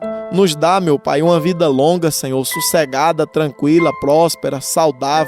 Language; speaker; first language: Portuguese; native; Portuguese